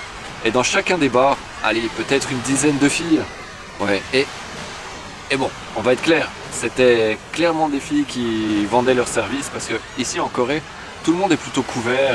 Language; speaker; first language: French; native; French